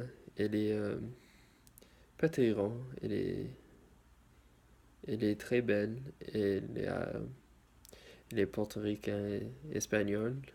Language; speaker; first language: French; non-native, learner; English